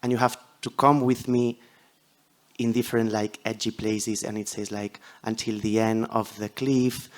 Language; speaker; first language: English; non-native, fluent; Catalan